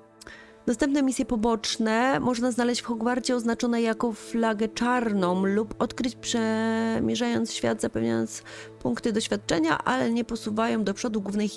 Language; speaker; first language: Polish; native; Polish